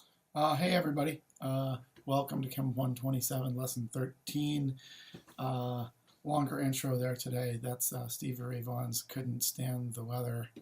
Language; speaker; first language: English; native; English